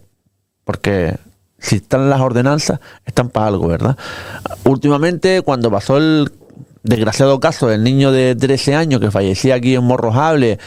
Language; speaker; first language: Spanish; native; Spanish